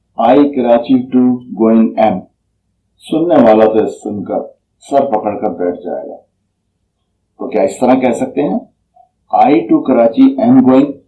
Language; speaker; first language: Urdu; native; Urdu